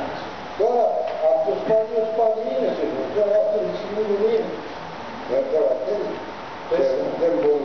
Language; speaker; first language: Greek; early bilingual, other home language; Turkish